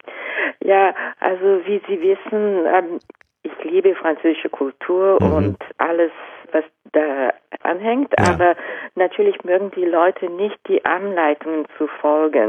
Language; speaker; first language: German; non-native, fluent; Japanese